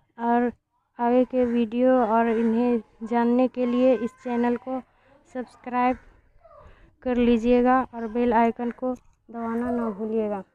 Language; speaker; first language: Urdu; native; Urdu